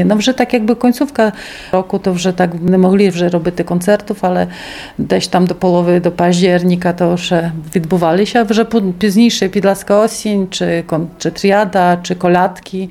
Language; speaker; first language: Polish; non-native, local second language; Ukrainian